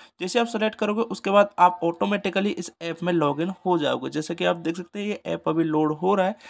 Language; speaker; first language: Hindi; native; Hindi